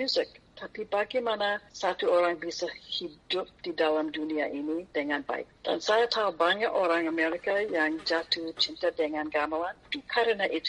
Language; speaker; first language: Indonesian; non-native, fluent; English